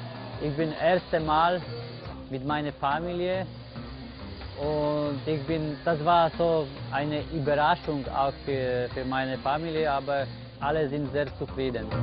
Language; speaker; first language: German; non-native, learner; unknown